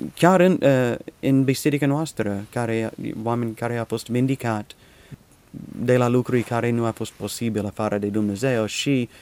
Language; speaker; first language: Romanian; non-native, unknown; English